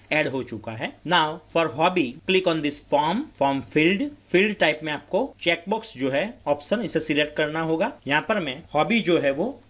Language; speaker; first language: Hindi; non-native, local second language; Gujarati